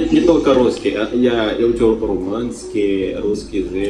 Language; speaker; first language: Russian; non-native, learner; Indonesian